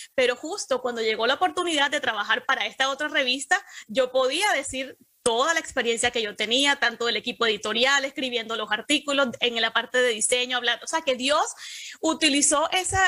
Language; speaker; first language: Spanish; native; Spanish